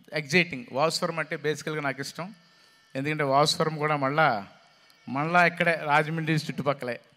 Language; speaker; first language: Telugu; native; Telugu